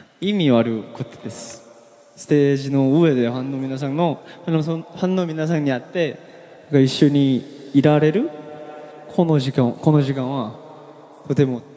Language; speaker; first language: Japanese; non-native, learner; Korean